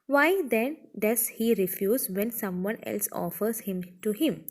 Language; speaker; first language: English; non-native, local second language; Malayalam